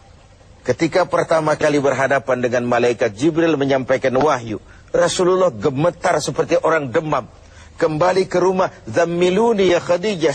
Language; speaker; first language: Malay; native; Malay